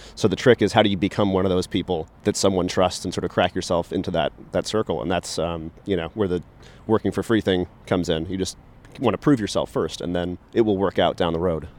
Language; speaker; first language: English; native; English